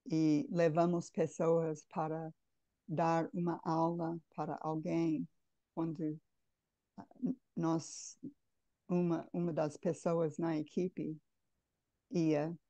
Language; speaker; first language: Portuguese; non-native, fluent; English